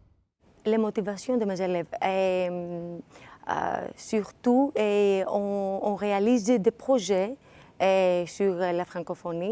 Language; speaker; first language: French; non-native, fluent; Greek